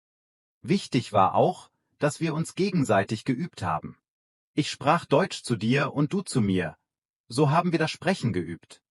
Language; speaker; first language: German; non-native, fluent; Vietnamese